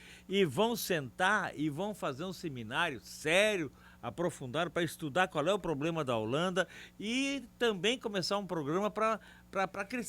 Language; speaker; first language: Portuguese; native; Portuguese